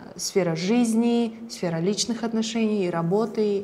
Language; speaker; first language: Russian; non-native, local second language; Kazakh